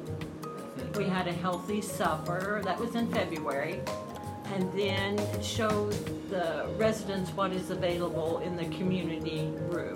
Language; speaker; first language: English; native; English